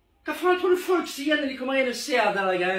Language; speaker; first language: Norwegian; native; Norwegian